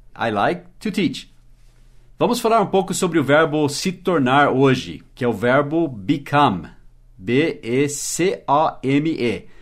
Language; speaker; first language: Portuguese; early bilingual, other home language; English